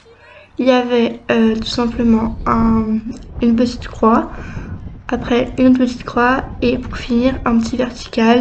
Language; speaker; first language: French; native; French